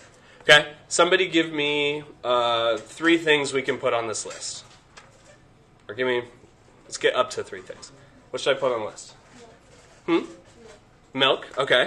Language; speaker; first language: English; native; English